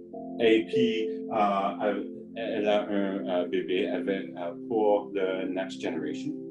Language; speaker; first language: French; non-native, learner; English